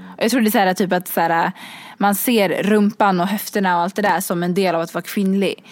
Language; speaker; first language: Swedish; early bilingual, other home language; Kurdish